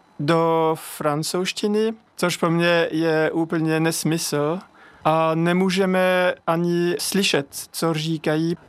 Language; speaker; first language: Czech; non-native, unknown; French